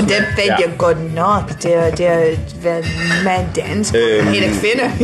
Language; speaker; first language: Danish; non-native, learner; English